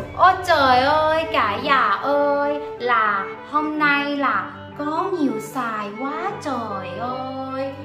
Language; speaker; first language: Vietnamese; non-native, learner; Thai